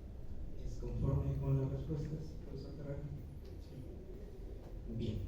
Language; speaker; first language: Spanish; native; Spanish